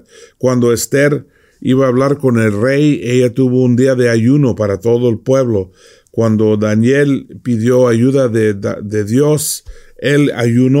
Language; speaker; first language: Spanish; non-native, fluent; English